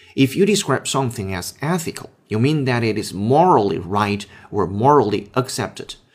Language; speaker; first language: English; non-native, fluent; Chinese